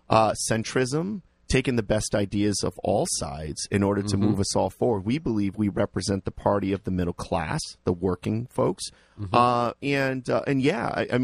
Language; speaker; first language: English; native; English